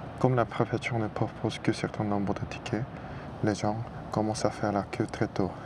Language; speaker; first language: French; non-native, fluent; Korean